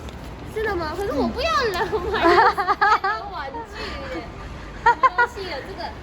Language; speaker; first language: Chinese; non-native, learner; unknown